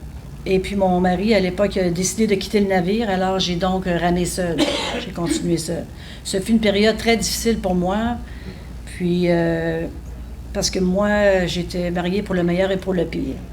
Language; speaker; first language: French; native; French